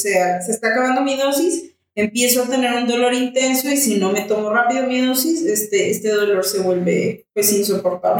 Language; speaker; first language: Spanish; native; Spanish